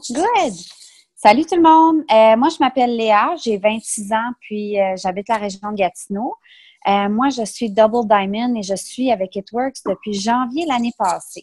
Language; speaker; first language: French; native; French